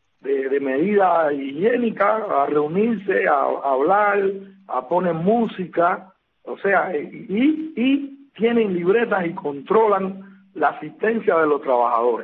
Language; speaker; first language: Spanish; native; Spanish